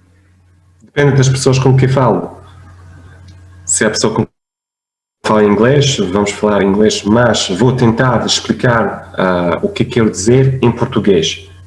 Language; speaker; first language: Portuguese; non-native, fluent; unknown